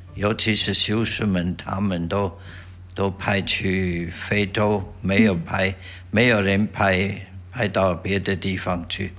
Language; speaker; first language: Chinese; non-native, fluent; German